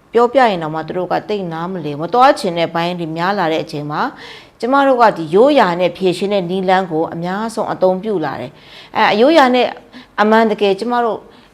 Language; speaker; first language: Burmese; non-native, local second language; Kachin